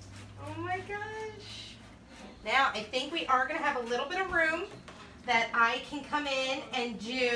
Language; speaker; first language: English; native; English